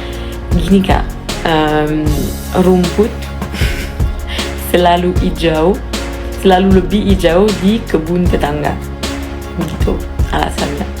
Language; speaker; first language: Indonesian; non-native, fluent; French